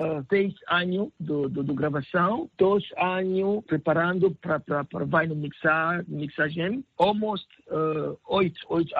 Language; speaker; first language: Portuguese; non-native, learner; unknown